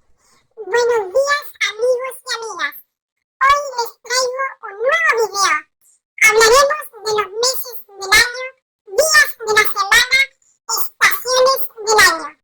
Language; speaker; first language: Spanish; non-native, fluent; Haitian Creole